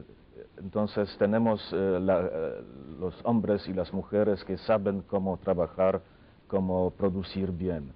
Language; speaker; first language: Spanish; non-native, fluent; Polish